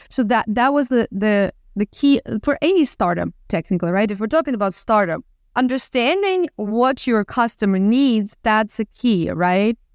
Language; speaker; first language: English; non-native, fluent; Russian